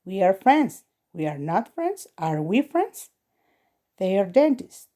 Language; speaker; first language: English; non-native, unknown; Spanish